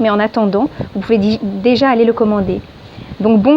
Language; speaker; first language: French; native; French